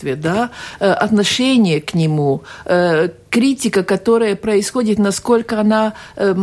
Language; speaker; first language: Russian; non-native, local second language; Latvian